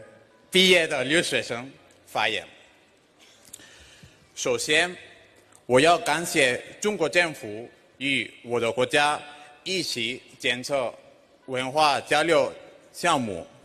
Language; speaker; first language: Chinese; non-native, fluent; Spanish